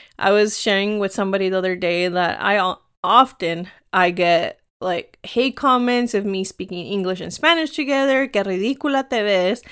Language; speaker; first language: English; early bilingual, other home language; Spanish